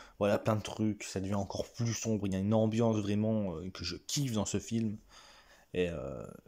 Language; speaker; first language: French; native; French